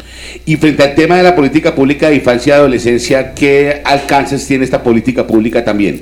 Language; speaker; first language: Spanish; native; Spanish